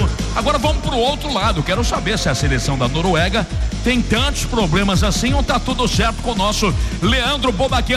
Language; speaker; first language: Portuguese; native; Portuguese